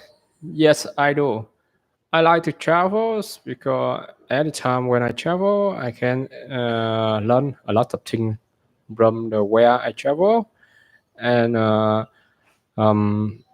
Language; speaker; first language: English; non-native, learner; Vietnamese